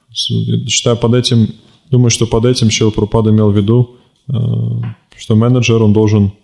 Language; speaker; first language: Russian; native; Russian